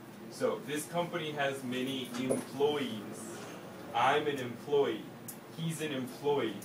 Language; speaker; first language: English; native; English